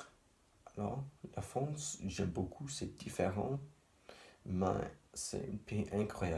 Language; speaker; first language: French; non-native, learner; English